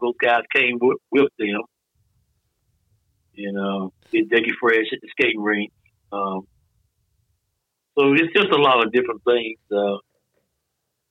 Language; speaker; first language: English; native; English